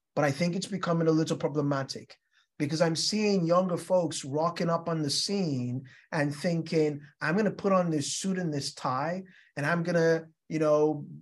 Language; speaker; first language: English; non-native, local second language; Yoruba